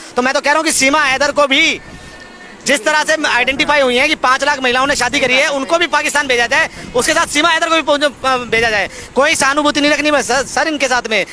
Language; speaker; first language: Hindi; native; Hindi